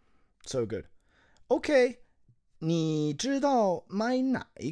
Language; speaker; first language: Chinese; non-native, learner; English